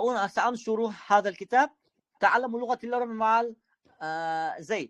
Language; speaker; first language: Arabic; non-native, fluent; Uzbek